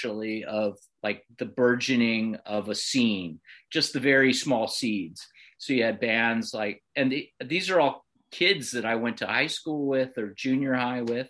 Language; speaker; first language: English; native; English